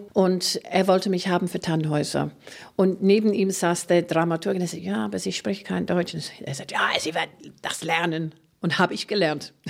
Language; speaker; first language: German; non-native, fluent; English